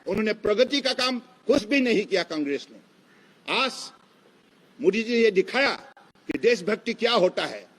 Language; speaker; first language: Hindi; non-native, local second language; Assamese